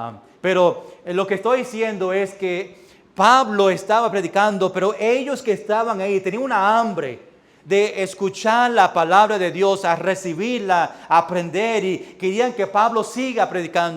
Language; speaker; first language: Spanish; early bilingual, heritage; English